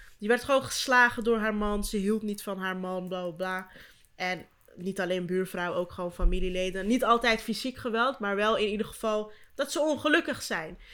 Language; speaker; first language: Dutch; early bilingual, other home language; Turkish